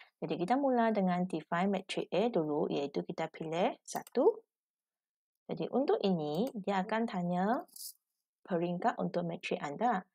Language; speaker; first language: Malay; non-native, local second language; Chinese